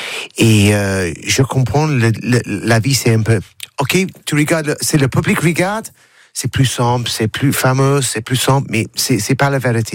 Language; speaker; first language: French; non-native, learner; English